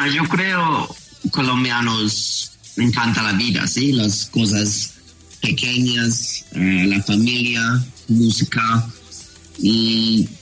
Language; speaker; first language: Spanish; non-native, learner; English